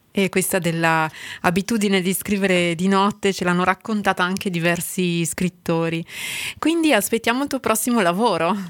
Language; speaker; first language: Italian; native; Italian